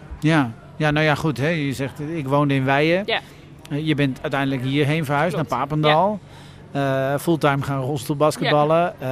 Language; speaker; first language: Dutch; native; Dutch